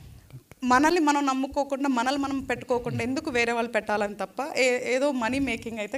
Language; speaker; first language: Telugu; native; Telugu